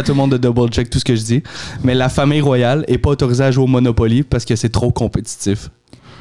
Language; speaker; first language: French; native; French